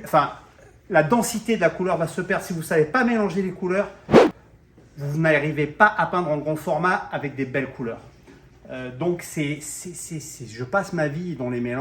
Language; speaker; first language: French; native; French